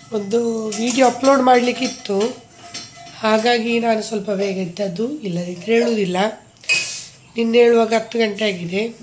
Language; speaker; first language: Kannada; non-native, local second language; Tulu